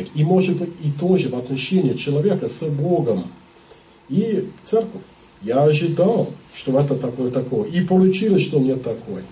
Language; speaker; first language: Russian; non-native, learner; English